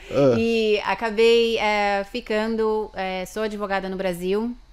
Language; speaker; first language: Portuguese; native; Portuguese